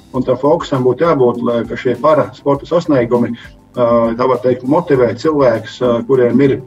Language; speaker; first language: Latvian; non-native, fluent; Hungarian